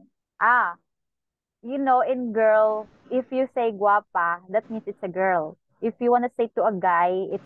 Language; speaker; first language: English; non-native, local second language; Cebuano